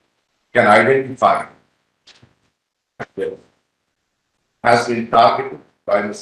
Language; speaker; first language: English; non-native, local second language; Hindi